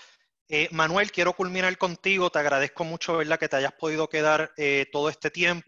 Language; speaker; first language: Spanish; native; Spanish